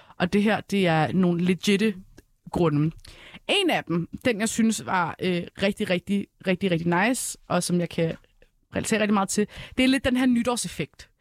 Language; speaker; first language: Danish; early bilingual, other home language; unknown